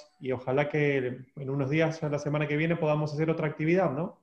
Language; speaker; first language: Spanish; native; Spanish